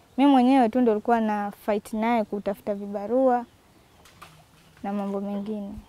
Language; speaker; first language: Swahili; native; Swahili